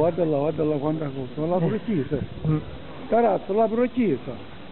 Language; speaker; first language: Italian; non-native, learner; Ukrainian